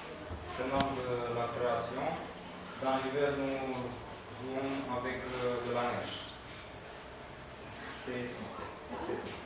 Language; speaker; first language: French; non-native, learner; Romanian